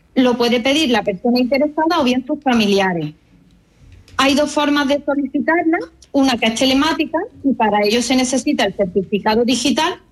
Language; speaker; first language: Spanish; native; Spanish